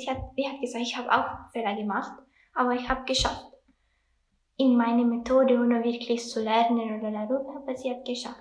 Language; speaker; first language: German; non-native, learner; Italian